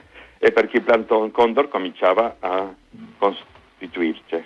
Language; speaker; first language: Italian; non-native, fluent; Spanish